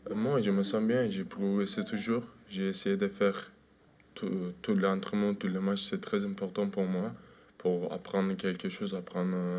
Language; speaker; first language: French; non-native, fluent; Turkish